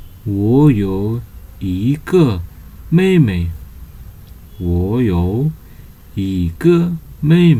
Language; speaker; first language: Chinese; non-native, fluent; Nepali